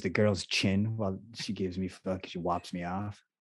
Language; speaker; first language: English; native; English